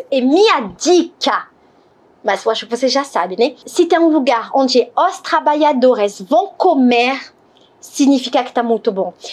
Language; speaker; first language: Portuguese; non-native, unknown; French